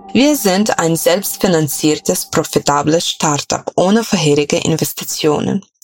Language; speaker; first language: German; non-native, fluent; Ukrainian